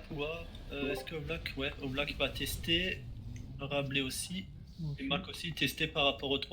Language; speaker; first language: French; native; French